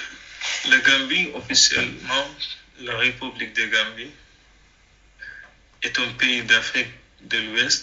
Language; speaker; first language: French; non-native, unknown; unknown